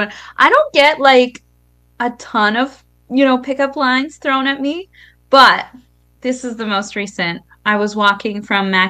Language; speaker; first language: English; native; English